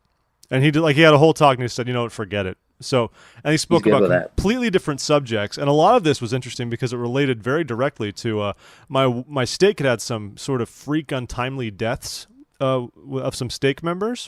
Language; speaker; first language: English; native; English